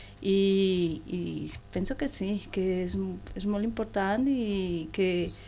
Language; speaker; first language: Catalan; non-native, learner; Spanish